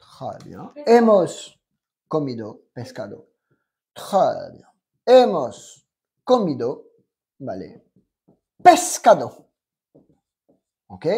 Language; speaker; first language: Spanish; non-native, fluent; French